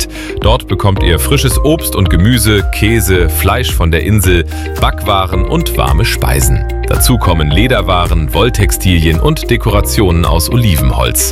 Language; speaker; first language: German; native; German